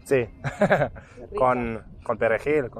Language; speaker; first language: Spanish; non-native, fluent; Hebrew